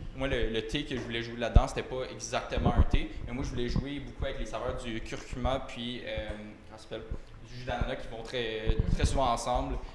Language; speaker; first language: French; native; French